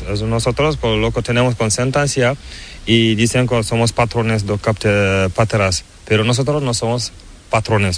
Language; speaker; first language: Spanish; non-native, learner; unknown